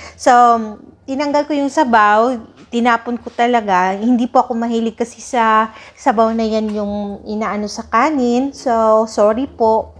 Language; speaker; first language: Filipino; non-native, local second language; Cebuano